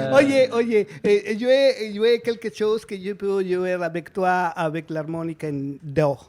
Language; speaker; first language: French; non-native, learner; Spanish